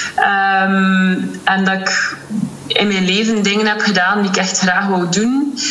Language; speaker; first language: Dutch; native; Dutch